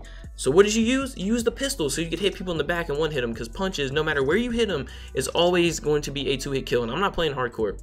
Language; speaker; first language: English; native; English